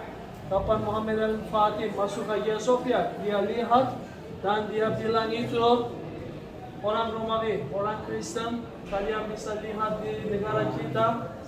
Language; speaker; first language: Indonesian; non-native, learner; Turkish